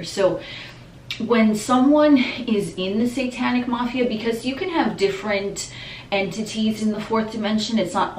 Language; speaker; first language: English; native; English